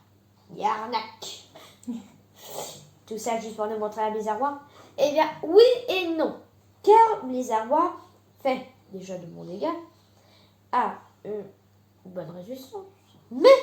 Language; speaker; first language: French; native; French